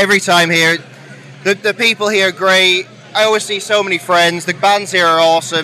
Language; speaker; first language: English; native; English